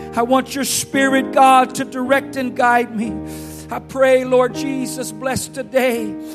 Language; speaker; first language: English; native; English